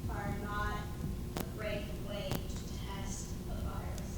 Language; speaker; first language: English; early bilingual, other home language; Italian